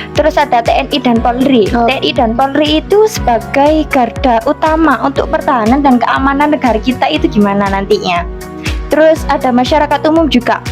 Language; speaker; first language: Indonesian; native; Indonesian